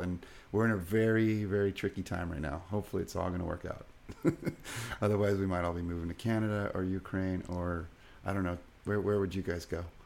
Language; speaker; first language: English; native; English